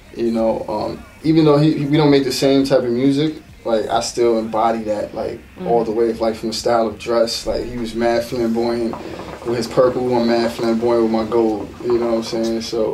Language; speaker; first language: English; native; English